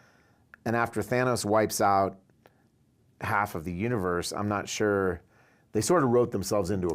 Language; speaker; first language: English; native; English